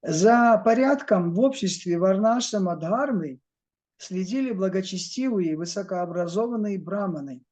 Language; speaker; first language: Russian; native; Russian